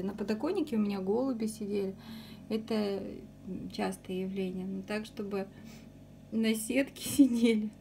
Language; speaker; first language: Russian; native; Russian